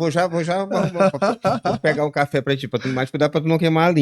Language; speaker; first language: Portuguese; native; Portuguese